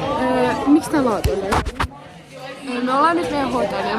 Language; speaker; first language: Finnish; native; Finnish